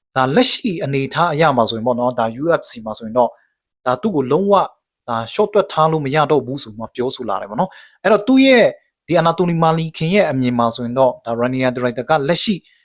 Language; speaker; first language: Burmese; native; Burmese